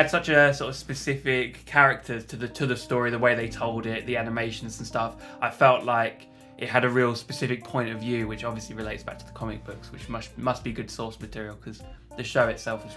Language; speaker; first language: English; native; English